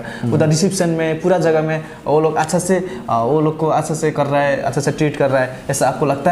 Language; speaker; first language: Hindi; non-native, learner; Nepali